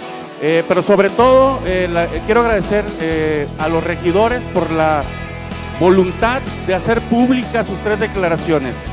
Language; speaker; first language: Spanish; native; Spanish